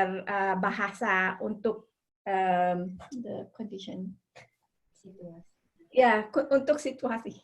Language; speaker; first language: Indonesian; non-native, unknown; English